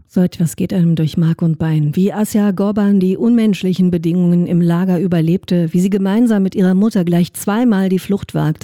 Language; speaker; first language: German; native; German